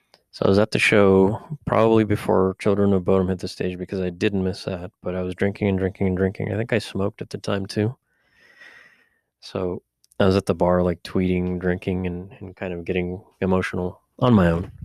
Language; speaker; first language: English; early bilingual, other home language; Spanish